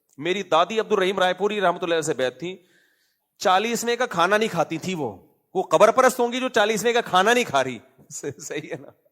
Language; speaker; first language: Urdu; native; Urdu